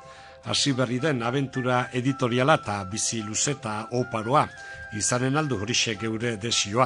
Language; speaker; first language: Basque; native; Basque